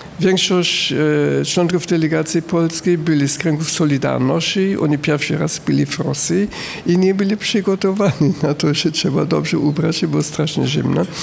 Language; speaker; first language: Polish; non-native, fluent; German